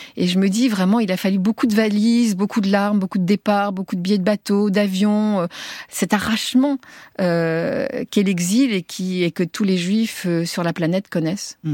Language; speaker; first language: French; early bilingual, other home language; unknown